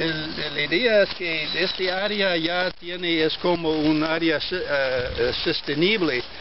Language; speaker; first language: Spanish; non-native, fluent; English